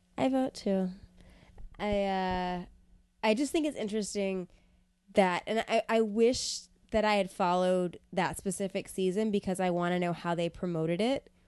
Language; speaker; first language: English; native; English